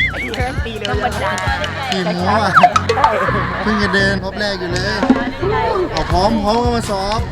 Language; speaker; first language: Thai; native; Thai